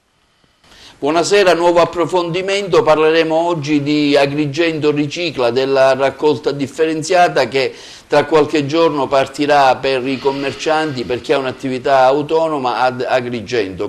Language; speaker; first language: Italian; native; Italian